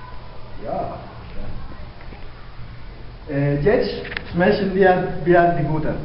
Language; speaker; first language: German; non-native, learner; Spanish